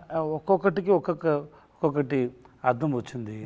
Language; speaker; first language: Telugu; non-native, learner; Tamil